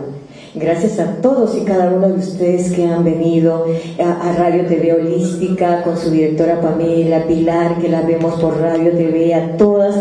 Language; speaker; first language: Spanish; native; Spanish